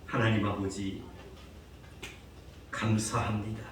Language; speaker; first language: Korean; native; Korean